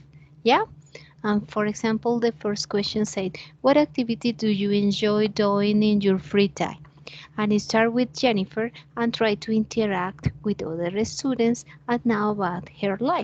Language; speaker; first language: English; non-native, fluent; Spanish